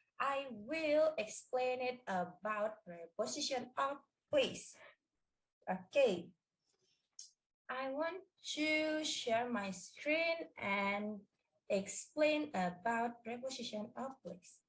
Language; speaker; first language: English; non-native, learner; Indonesian